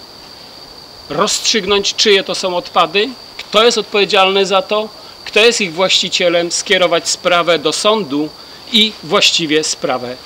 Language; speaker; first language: Polish; native; Polish